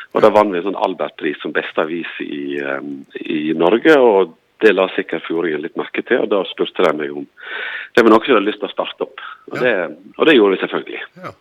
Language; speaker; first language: Norwegian; native; Norwegian